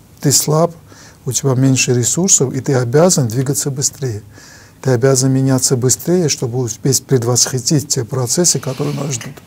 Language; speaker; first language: Russian; non-native, local second language; Armenian